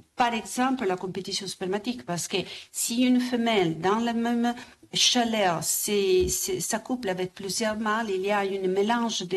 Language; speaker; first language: French; non-native, fluent; Italian